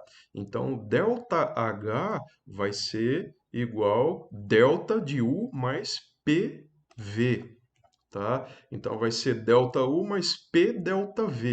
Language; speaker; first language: Portuguese; native; Portuguese